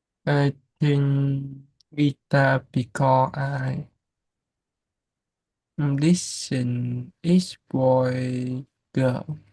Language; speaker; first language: English; non-native, learner; Vietnamese